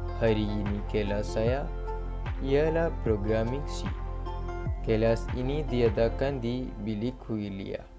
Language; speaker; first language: Malay; non-native, learner; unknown